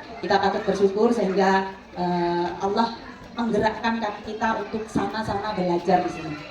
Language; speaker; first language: Indonesian; non-native, local second language; Madurese